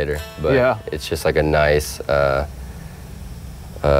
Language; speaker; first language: English; native; English